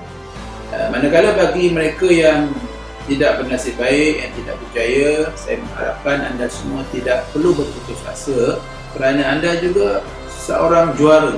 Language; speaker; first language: Malay; native; Malay